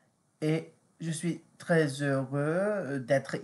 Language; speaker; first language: French; non-native, fluent; English